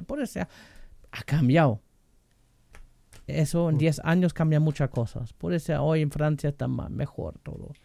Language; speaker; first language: Spanish; non-native, fluent; German